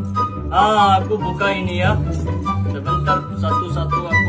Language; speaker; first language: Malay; non-native, learner; Urdu